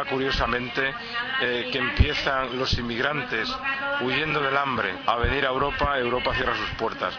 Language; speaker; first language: Spanish; native; Spanish